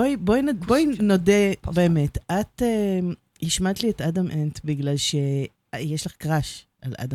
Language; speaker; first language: Hebrew; native; Hebrew